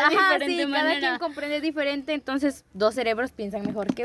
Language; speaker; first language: Spanish; native; Spanish